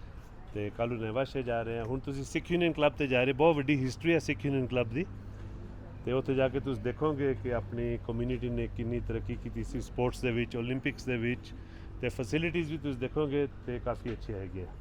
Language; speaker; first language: Punjabi; early bilingual, heritage; Punjabi